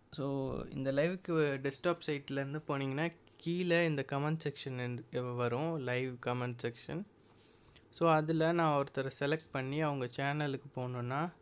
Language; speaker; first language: Tamil; non-native, local second language; Telugu